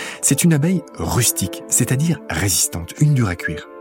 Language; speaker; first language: French; native; French